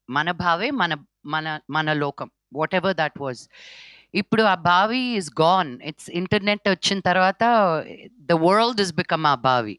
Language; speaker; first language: Telugu; native; Telugu